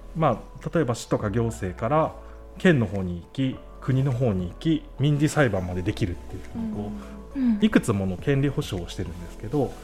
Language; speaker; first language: Japanese; native; Japanese